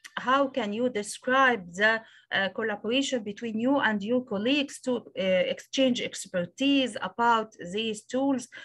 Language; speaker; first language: English; non-native, local second language; Arabic